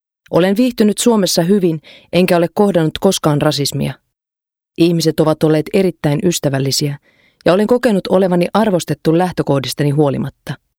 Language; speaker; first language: Finnish; non-native, fluent; Romanian